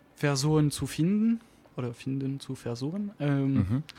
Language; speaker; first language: German; non-native, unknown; French